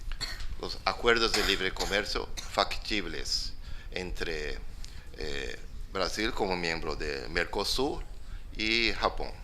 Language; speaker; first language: Spanish; non-native, fluent; Portuguese